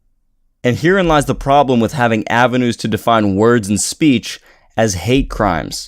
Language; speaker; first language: English; native; English